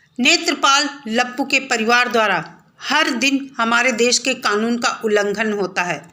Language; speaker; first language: Hindi; native; Hindi